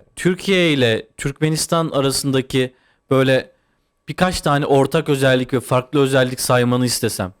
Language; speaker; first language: Turkish; non-native, fluent; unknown